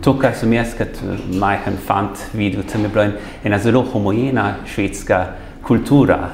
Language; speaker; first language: Slovenian; early bilingual, heritage; Slovenian